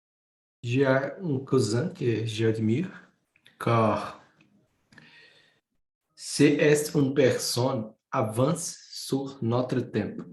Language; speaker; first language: French; non-native, learner; Portuguese